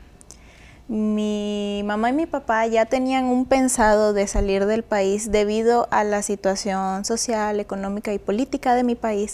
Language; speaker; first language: Spanish; native; Spanish